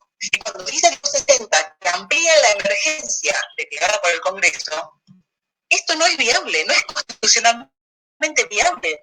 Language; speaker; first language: Spanish; native; Spanish